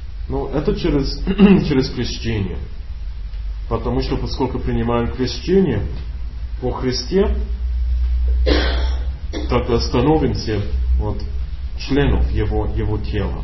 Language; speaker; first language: Russian; non-native, learner; English